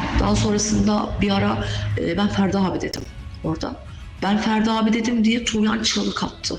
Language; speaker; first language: Turkish; native; Turkish